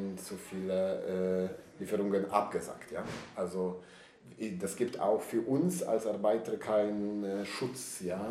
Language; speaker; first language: German; non-native, learner; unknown